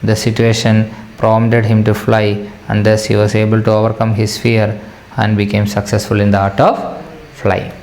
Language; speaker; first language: English; non-native, local second language; Malayalam